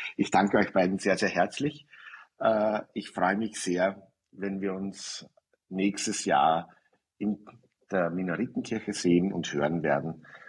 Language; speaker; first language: German; native; German